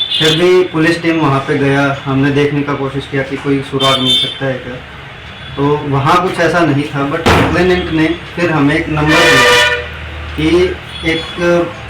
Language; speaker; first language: Hindi; non-native, local second language; Bangla